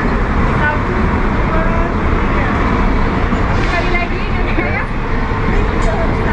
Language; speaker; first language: Indonesian; non-native, learner; English